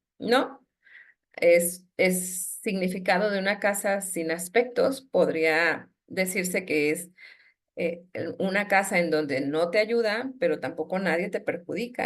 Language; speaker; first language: Spanish; native; Spanish